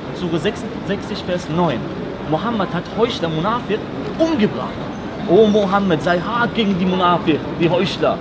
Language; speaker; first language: German; non-native, fluent; Persian